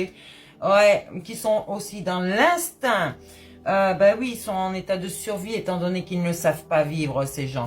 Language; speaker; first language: French; native; French